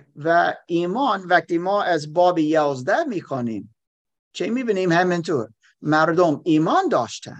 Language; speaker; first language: Persian; non-native, fluent; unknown